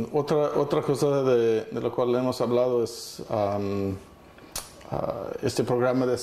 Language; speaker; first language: Spanish; non-native, fluent; English